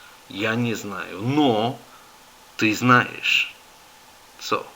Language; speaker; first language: Russian; non-native, fluent; English